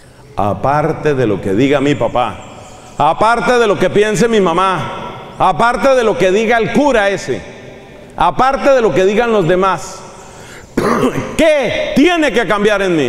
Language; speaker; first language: Spanish; native; Spanish